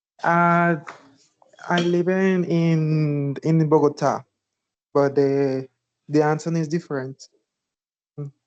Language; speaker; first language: English; non-native, learner; Spanish